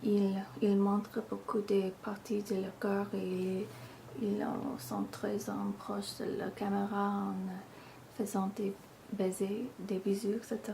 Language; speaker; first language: French; non-native, fluent; English